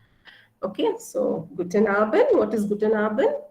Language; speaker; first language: German; non-native, fluent; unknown